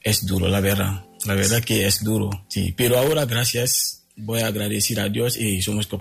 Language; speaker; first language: Spanish; non-native, fluent; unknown